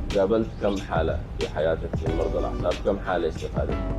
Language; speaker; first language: Arabic; native; Arabic